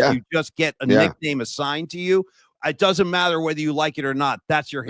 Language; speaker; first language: English; native; English